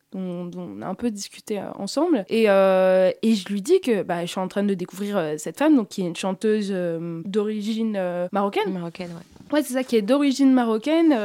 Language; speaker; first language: French; native; French